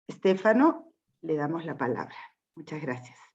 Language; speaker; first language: Spanish; native; Spanish